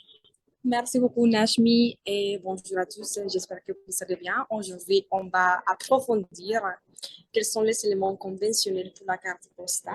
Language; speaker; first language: French; non-native, learner; Spanish